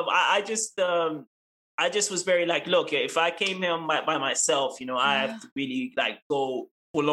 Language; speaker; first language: English; native; English